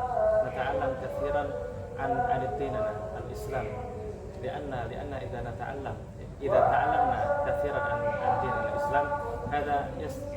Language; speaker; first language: Arabic; non-native, learner; Indonesian